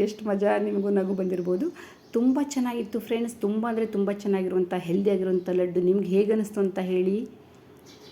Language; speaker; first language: Kannada; native; Kannada